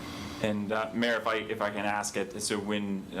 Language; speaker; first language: English; native; English